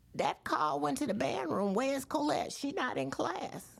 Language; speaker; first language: English; native; English